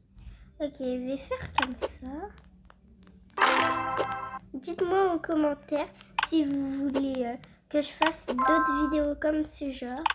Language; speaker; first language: French; native; French